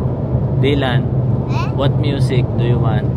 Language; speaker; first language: English; non-native, local second language; Filipino